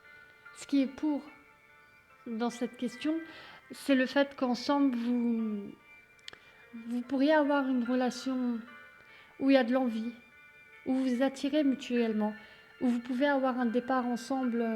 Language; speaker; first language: French; native; French